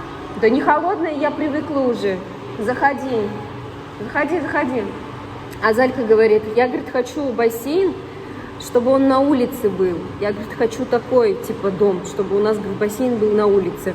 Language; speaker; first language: Russian; native; Russian